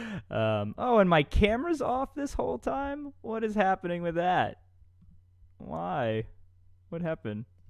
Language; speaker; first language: English; native; English